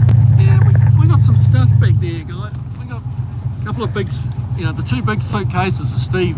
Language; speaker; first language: English; native; English